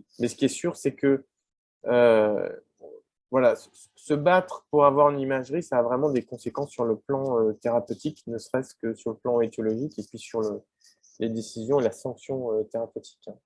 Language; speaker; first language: French; native; French